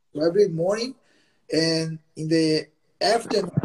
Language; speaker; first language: English; non-native, learner; Portuguese